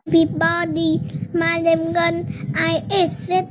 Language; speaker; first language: English; non-native, learner; Vietnamese